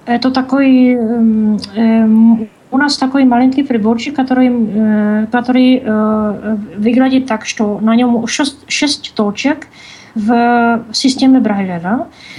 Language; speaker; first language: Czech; non-native, learner; Russian